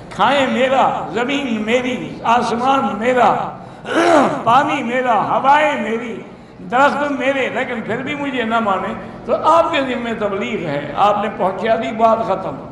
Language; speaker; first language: Urdu; native; Urdu